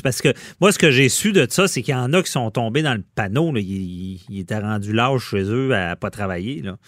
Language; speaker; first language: French; native; French